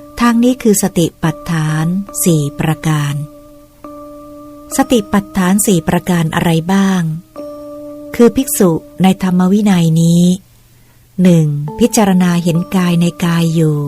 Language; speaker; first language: Thai; native; Thai